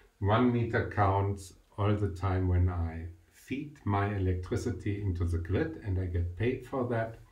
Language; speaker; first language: English; non-native, fluent; German